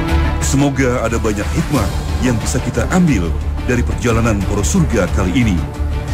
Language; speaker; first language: Indonesian; native; Indonesian